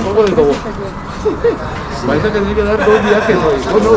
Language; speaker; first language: Spanish; non-native, fluent; Filipino